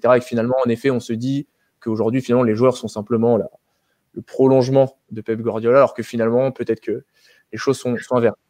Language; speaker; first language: French; native; French